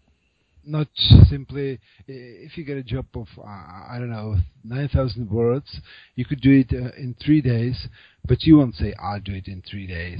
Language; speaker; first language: English; non-native, fluent; Czech